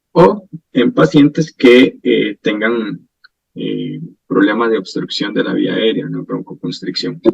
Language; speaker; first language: Spanish; native; Spanish